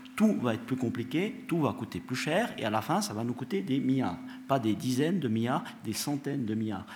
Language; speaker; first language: French; native; French